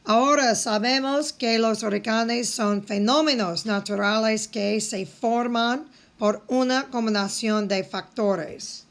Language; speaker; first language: Spanish; non-native, fluent; English